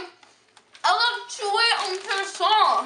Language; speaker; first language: French; non-native, learner; English